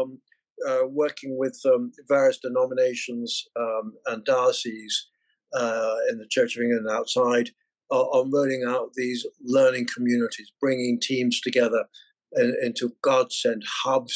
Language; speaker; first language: English; native; English